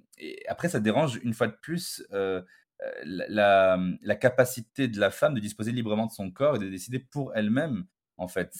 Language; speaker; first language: French; non-native, local second language; Arabic